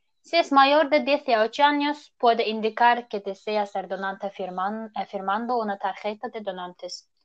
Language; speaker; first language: Spanish; non-native, learner; German